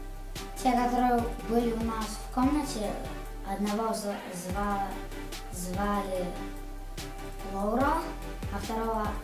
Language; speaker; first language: Russian; early bilingual, heritage; Russian